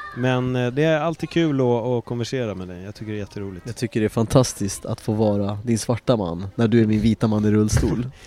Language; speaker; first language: Swedish; native; Swedish